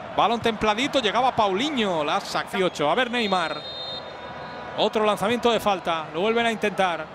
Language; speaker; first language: Spanish; native; Spanish